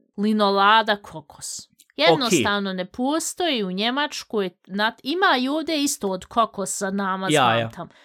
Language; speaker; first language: Bosnian; early bilingual, heritage; Bosnian